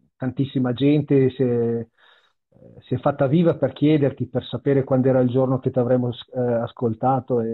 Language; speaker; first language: Italian; native; Italian